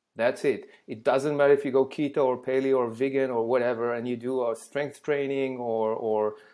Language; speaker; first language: English; non-native, fluent; Hebrew